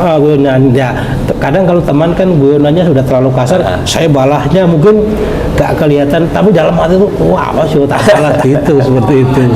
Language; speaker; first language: Indonesian; non-native, local second language; Tetum